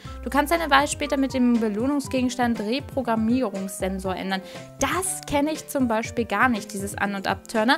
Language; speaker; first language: German; native; German